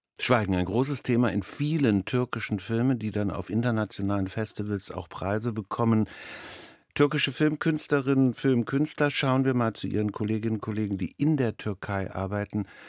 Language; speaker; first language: German; native; German